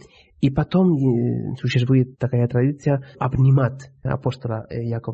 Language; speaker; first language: Russian; non-native, fluent; Spanish